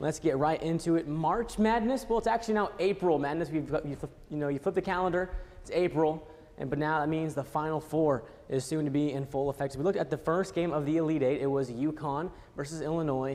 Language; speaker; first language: English; native; English